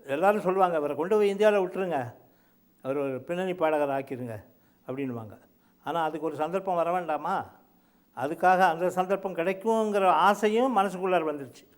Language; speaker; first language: Tamil; early bilingual, heritage; Tamil